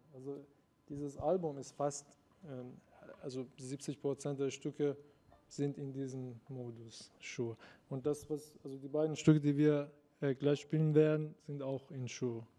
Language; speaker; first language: German; non-native, fluent; Persian